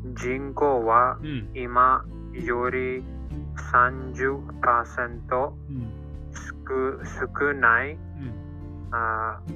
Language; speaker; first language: Japanese; non-native, learner; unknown